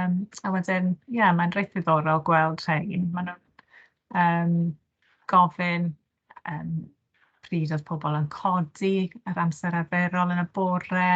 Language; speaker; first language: Welsh; native; Welsh